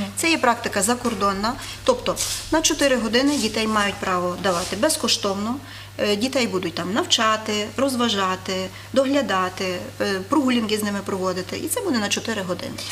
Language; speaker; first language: Ukrainian; native; Ukrainian